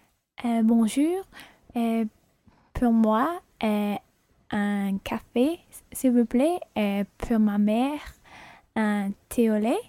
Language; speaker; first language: French; non-native, learner; English